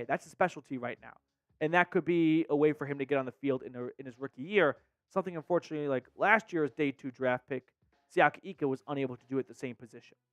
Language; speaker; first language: English; native; English